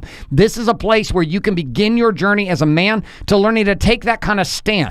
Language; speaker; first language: English; native; English